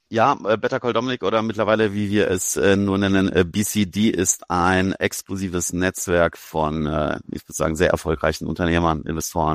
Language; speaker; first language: German; native; German